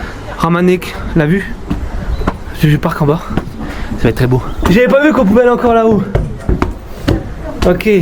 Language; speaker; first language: French; native; French